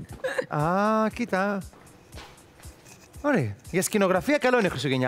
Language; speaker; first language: Greek; native; Greek